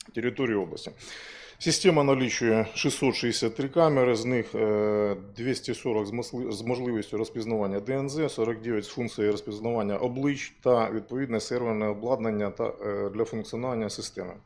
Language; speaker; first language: Ukrainian; native; Ukrainian